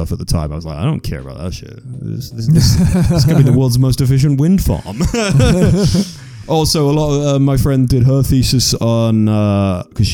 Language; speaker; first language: English; native; English